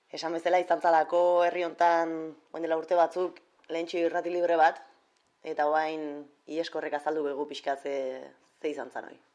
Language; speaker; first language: Basque; native; Basque